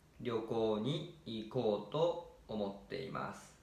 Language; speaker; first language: Japanese; non-native, fluent; Thai